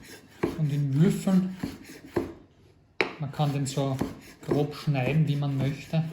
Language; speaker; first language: German; native; German